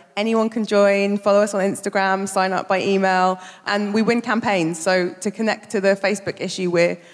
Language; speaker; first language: English; native; English